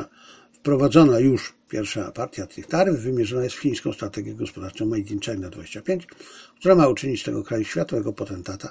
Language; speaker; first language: Polish; native; Polish